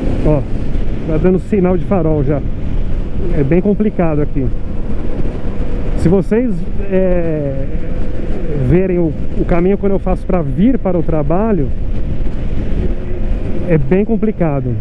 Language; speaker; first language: Portuguese; native; Portuguese